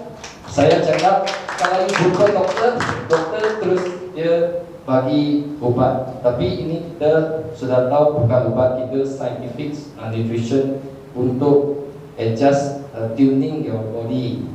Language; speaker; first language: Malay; non-native, local second language; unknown